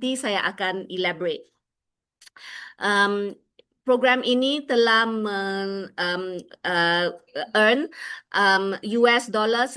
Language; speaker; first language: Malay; non-native, local second language; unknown